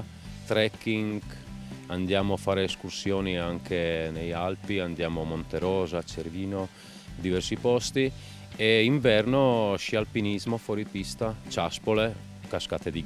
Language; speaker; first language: Italian; non-native, fluent; Czech